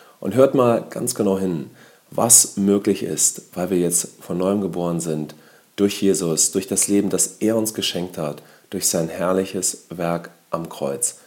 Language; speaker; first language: German; native; German